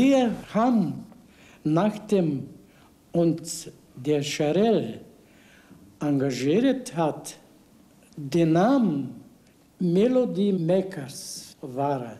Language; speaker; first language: German; non-native, learner; Bulgarian